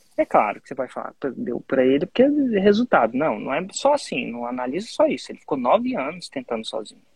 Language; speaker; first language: Portuguese; native; Portuguese